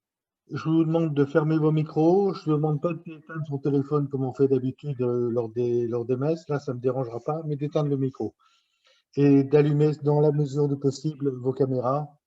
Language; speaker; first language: French; native; French